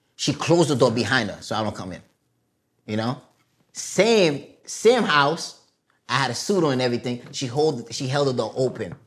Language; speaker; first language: English; early bilingual, other home language; Haitian Creole